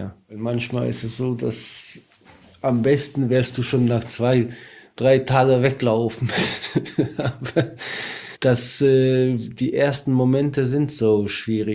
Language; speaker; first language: German; non-native, learner; Polish